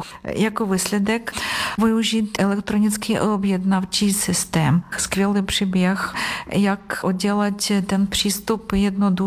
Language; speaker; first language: Czech; non-native, learner; Ukrainian